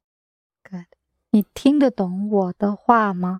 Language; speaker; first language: Chinese; non-native, learner; English